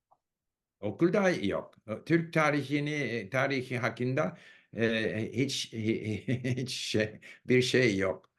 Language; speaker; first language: Turkish; non-native, learner; English